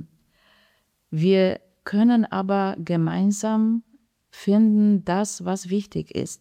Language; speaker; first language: German; non-native, fluent; Polish